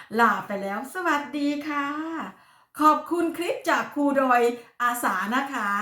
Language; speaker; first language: Thai; non-native, local second language; Lao